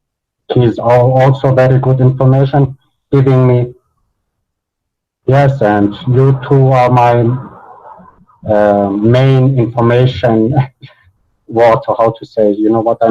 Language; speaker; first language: English; non-native, learner; Bosnian